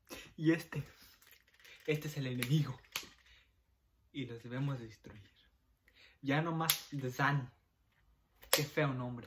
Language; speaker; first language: Spanish; early bilingual, heritage; Spanish